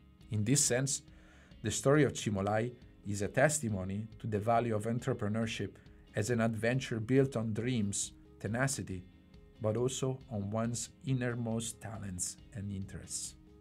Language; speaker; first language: English; non-native, fluent; Italian